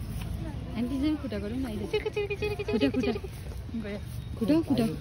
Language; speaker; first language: Nepali; native; Nepali